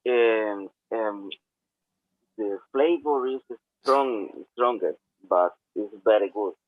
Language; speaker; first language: English; non-native, learner; Spanish